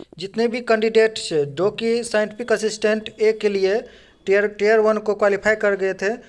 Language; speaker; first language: Hindi; native; Hindi